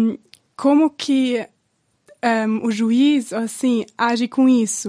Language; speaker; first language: Portuguese; non-native, fluent; German